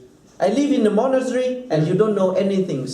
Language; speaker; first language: English; non-native, fluent; Thai